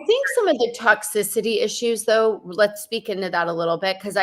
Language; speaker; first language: English; native; English